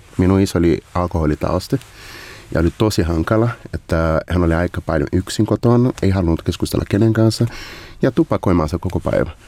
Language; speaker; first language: Finnish; non-native, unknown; Portuguese